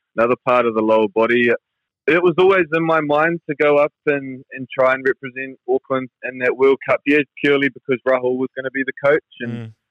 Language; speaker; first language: English; native; English